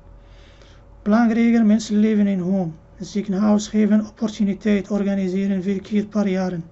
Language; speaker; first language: Dutch; non-native, learner; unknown